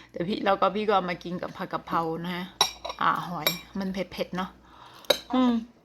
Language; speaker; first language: Thai; non-native, local second language; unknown